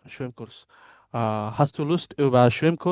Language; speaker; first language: German; non-native, learner; Bangla